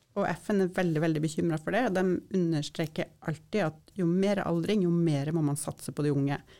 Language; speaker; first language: Norwegian; native; Norwegian